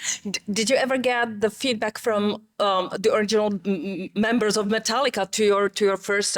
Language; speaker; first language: English; non-native, fluent; Czech